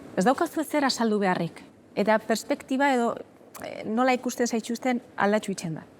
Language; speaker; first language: Basque; early bilingual, other home language; Arabic